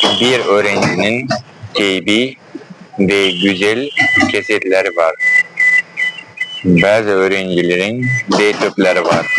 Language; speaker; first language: Turkish; non-native, fluent; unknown